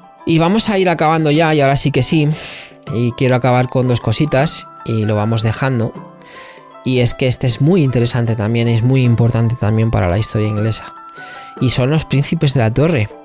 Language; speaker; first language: Spanish; native; Spanish